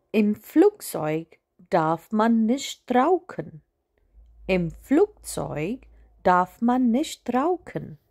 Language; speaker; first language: German; non-native, fluent; Hindi